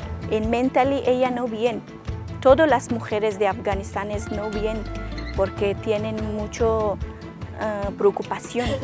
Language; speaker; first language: Spanish; non-native, learner; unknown